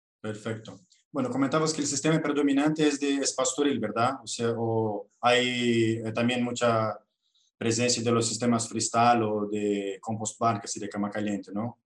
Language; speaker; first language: Spanish; non-native, fluent; Portuguese